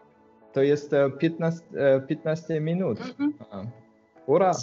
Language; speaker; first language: Polish; non-native, learner; French